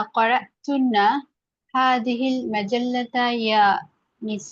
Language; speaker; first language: Arabic; non-native, learner; Bangla